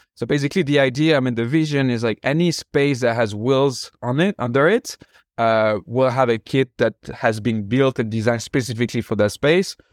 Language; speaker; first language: English; non-native, fluent; French